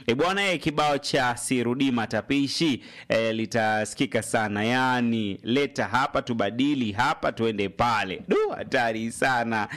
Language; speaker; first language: Swahili; native; Swahili